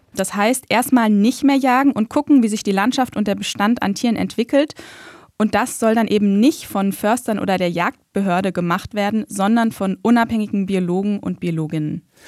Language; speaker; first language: German; native; German